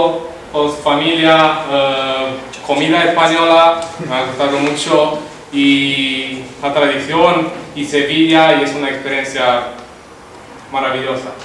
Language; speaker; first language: Spanish; non-native, learner; Romanian